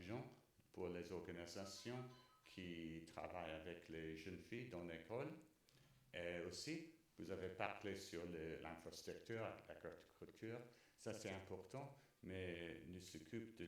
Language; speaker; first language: French; non-native, learner; English